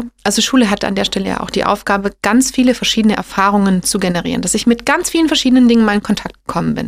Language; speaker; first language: German; native; German